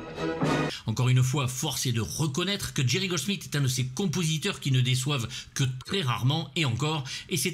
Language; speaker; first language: French; native; French